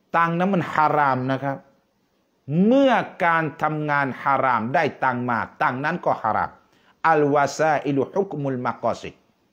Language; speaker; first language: Thai; non-native, local second language; Pattani Malay